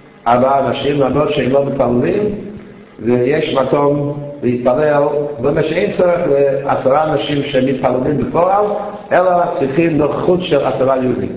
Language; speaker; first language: Hebrew; non-native, fluent; English